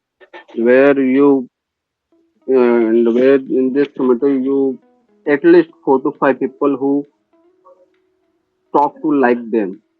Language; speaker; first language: English; non-native, learner; Hindi